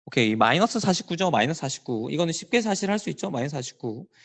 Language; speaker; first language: Korean; native; Korean